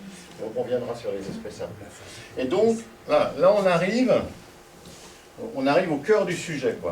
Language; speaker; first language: French; native; French